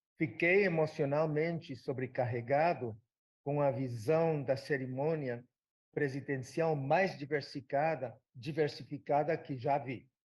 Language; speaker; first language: Portuguese; non-native, fluent; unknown